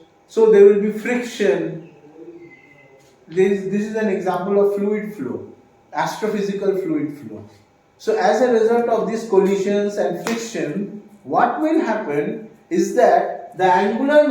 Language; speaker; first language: English; non-native, local second language; Bangla